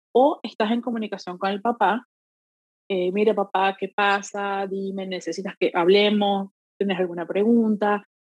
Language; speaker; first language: Spanish; native; Spanish